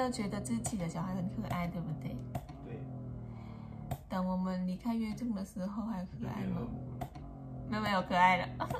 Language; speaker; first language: Chinese; non-native, fluent; Vietnamese